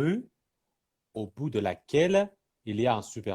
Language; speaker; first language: French; non-native, fluent; Persian